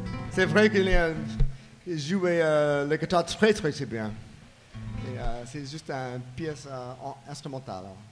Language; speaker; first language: French; non-native, learner; English